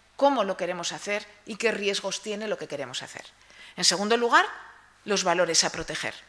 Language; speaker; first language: Spanish; native; Spanish